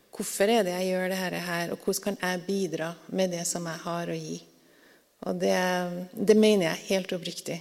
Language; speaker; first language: Norwegian; native; Norwegian